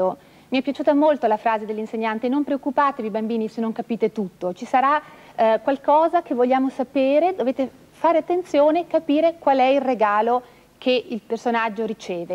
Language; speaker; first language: Italian; native; Italian